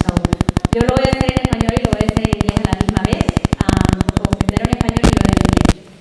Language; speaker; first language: Spanish; native; Spanish